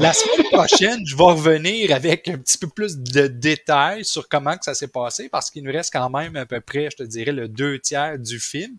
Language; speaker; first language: French; native; French